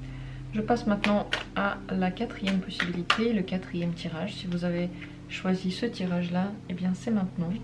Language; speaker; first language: French; native; French